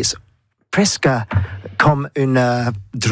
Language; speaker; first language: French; non-native, learner; English